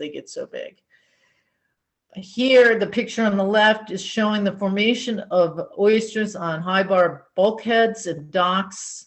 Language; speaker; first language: English; native; English